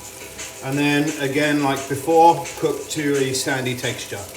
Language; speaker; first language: English; native; English